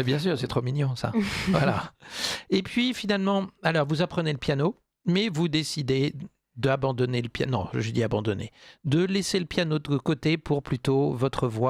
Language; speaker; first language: French; native; French